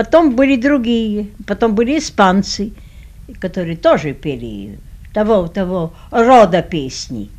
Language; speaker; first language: Russian; early bilingual, heritage; Russian